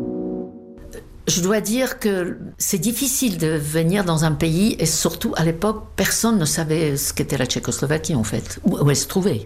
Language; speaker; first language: French; non-native, fluent; Czech